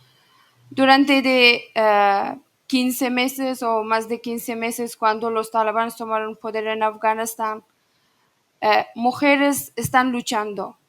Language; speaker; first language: Spanish; non-native, learner; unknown